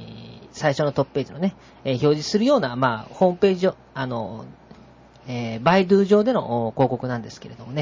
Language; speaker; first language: Japanese; native; Japanese